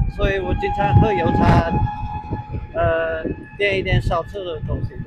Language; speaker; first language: Chinese; non-native, fluent; English